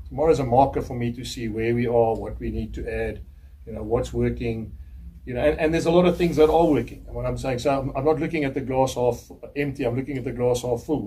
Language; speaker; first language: English; native; English